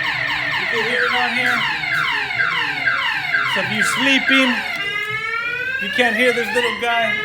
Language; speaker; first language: English; native; English